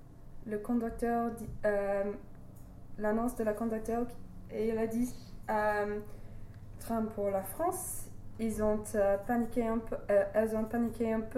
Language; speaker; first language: French; non-native, fluent; English